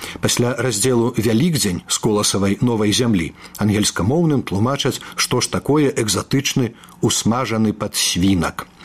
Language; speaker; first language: Belarusian; native; Belarusian